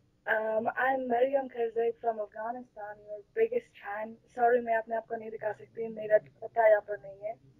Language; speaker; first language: Hindi; non-native, fluent; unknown